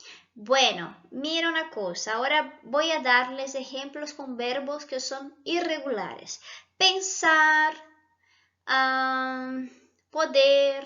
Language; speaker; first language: Spanish; non-native, fluent; Portuguese